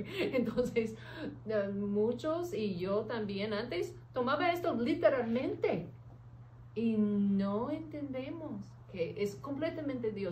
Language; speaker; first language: Spanish; early bilingual, heritage; English